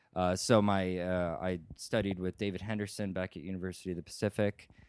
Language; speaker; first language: English; native; English